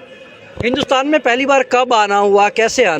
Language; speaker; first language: Hindi; native; Hindi